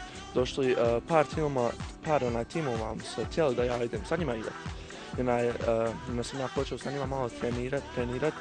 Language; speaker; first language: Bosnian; early bilingual, heritage; Croatian